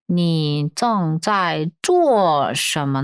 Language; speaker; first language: Chinese; non-native, fluent; Korean